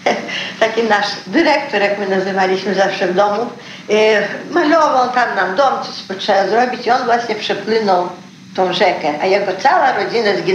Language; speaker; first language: Polish; early bilingual, heritage; Polish